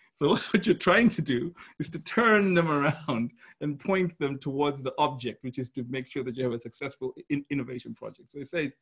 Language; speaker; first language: English; non-native, local second language; Shona